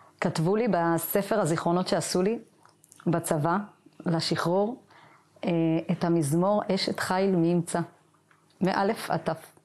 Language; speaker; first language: Hebrew; native; Hebrew